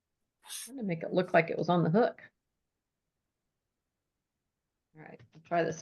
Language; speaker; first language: English; native; English